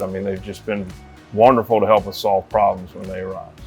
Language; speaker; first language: English; native; English